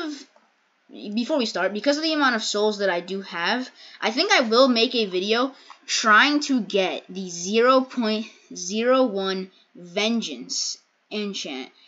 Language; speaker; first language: English; native; English